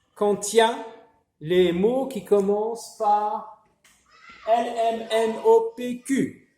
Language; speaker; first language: French; non-native, local second language; Arabic